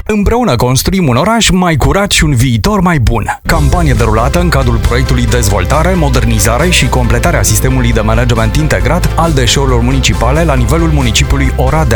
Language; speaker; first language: Romanian; native; Romanian